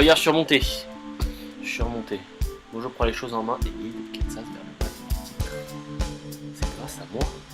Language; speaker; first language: French; native; French